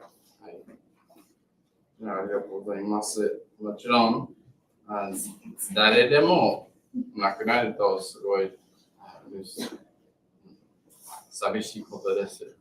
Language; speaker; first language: Japanese; non-native, learner; English